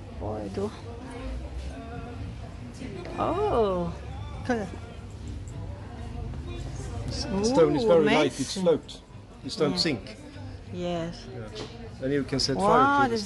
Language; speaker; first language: English; non-native, learner; Spanish